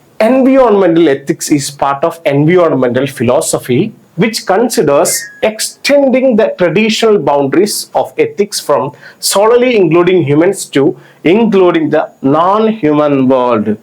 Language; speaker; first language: English; non-native, local second language; Malayalam